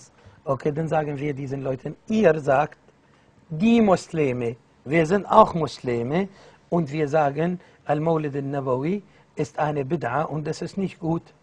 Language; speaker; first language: German; non-native, fluent; Arabic